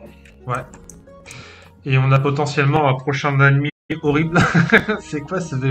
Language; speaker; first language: French; native; French